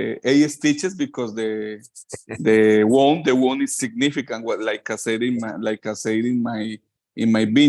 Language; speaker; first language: English; non-native, learner; Spanish